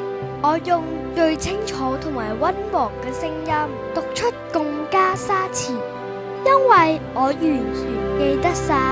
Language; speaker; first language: Cantonese; early bilingual, other home language; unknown